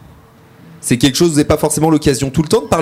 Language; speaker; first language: French; native; French